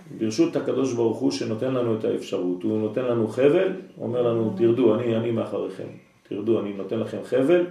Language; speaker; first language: Hebrew; non-native, fluent; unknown